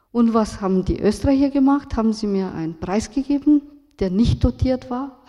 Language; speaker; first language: German; non-native, fluent; Romanian